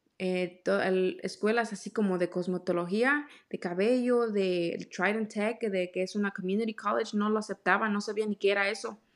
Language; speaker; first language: Spanish; native; Spanish